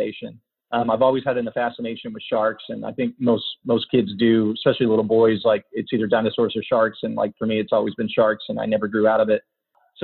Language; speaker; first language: English; native; English